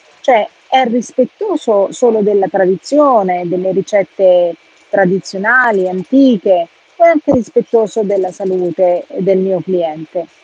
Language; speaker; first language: Italian; native; Italian